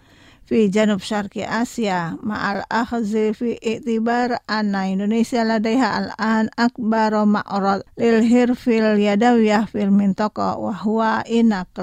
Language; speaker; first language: Arabic; non-native, fluent; Indonesian